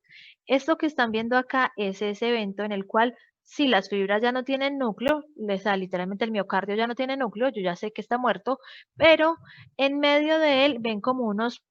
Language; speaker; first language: Spanish; native; Spanish